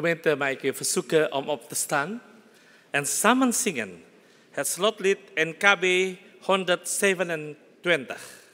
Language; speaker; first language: Dutch; non-native, fluent; Indonesian